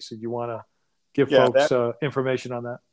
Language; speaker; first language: English; native; English